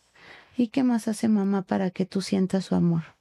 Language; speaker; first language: Spanish; native; Spanish